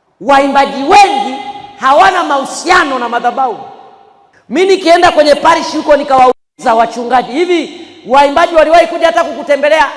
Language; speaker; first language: Swahili; native; Swahili